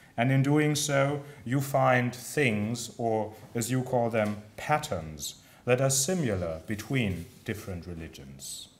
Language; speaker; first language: English; non-native, fluent; German